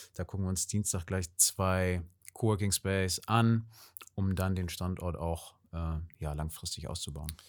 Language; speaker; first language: German; native; German